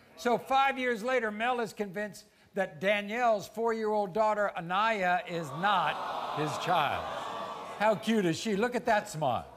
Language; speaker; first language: English; native; English